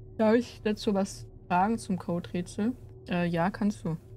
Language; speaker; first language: German; native; German